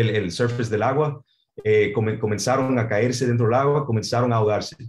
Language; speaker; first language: Spanish; early bilingual, heritage; Spanish